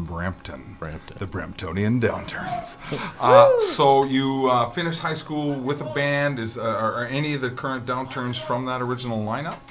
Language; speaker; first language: English; native; English